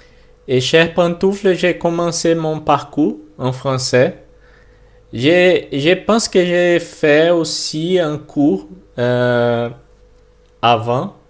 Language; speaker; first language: French; non-native, learner; Portuguese